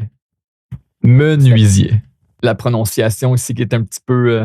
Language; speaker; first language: French; native; French